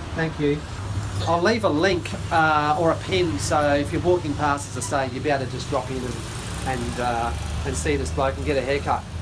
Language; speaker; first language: English; native; English